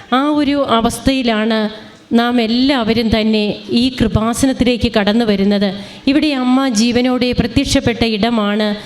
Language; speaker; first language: Malayalam; native; Malayalam